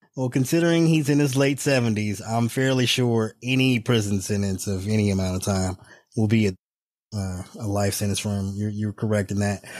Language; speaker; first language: English; native; English